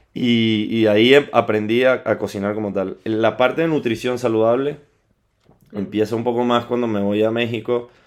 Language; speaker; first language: Spanish; native; Spanish